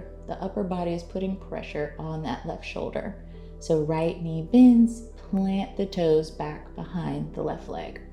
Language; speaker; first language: English; native; English